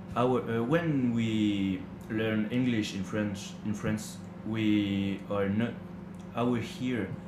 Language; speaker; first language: English; non-native, learner; French